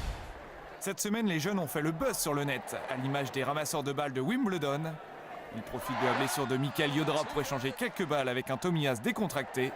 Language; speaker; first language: French; native; French